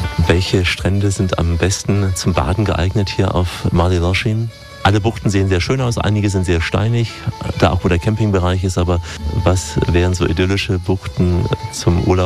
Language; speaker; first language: German; native; German